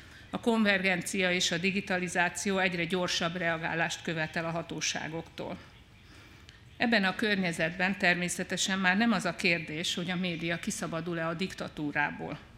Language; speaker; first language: Hungarian; native; Hungarian